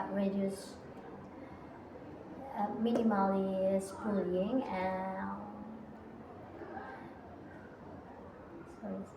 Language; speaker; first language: English; non-native, learner; Indonesian